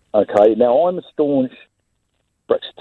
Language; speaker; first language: English; native; English